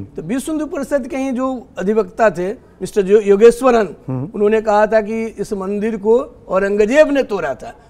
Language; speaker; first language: Hindi; native; Hindi